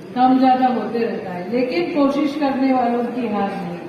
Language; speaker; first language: Hindi; non-native, local second language; Marathi